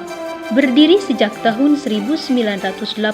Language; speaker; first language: Indonesian; native; Indonesian